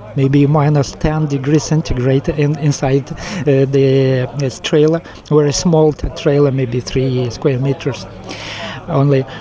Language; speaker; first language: English; non-native, fluent; Ukrainian